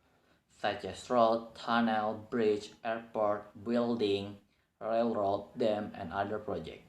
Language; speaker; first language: English; non-native, learner; Indonesian